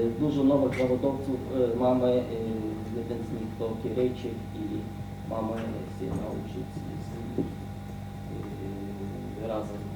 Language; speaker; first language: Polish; non-native, learner; Ukrainian